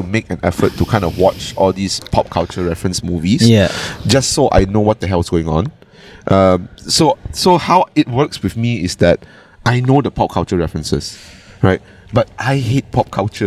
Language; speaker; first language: English; non-native, local second language; Cantonese